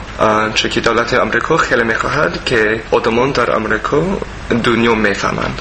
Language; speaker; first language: Persian; non-native, learner; English